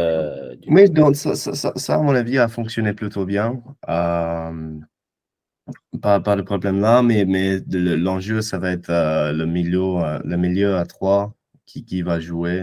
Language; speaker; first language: French; non-native, fluent; English